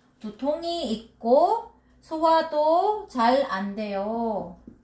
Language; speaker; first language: Korean; non-native, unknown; Filipino